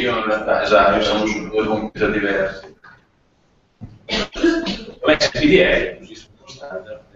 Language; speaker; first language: Italian; native; Italian